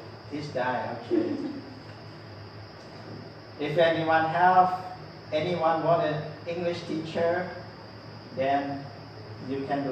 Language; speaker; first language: English; non-native, learner; Lao